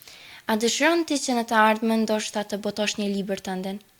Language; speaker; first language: Albanian; native; Albanian